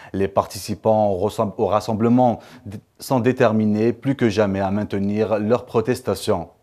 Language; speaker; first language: French; non-native, local second language; Arabic